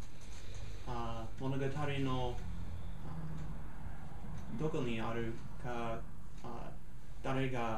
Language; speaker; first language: Japanese; non-native, learner; English